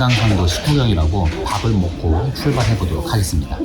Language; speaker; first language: Korean; native; Korean